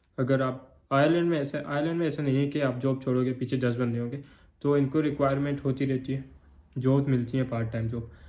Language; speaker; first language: Urdu; non-native, local second language; Northern Hindko